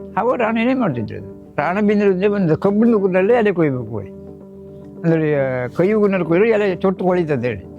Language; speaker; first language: Kannada; native; Kannada